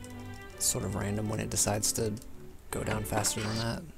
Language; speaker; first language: English; native; English